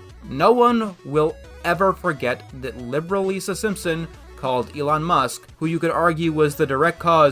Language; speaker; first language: English; native; English